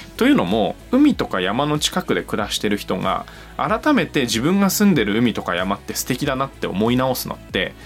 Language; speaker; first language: Japanese; native; Japanese